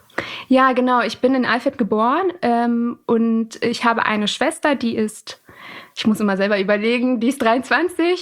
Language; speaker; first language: German; early bilingual, other home language; Persian